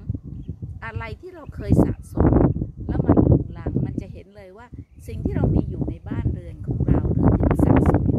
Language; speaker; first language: Thai; native; Thai